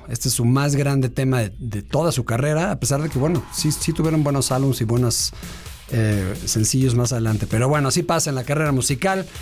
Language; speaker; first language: Spanish; native; Spanish